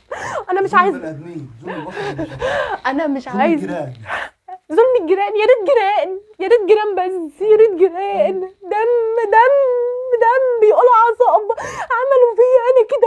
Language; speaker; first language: Arabic; native; Arabic